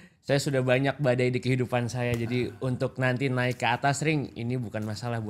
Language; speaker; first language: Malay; non-native, local second language; Indonesian